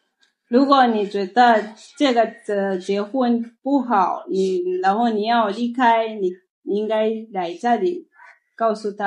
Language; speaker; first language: Chinese; non-native, learner; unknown